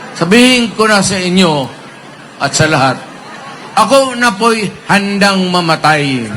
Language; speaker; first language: Filipino; non-native, local second language; Cebuano